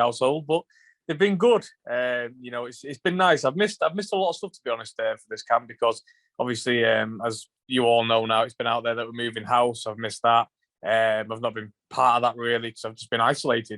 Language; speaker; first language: English; native; English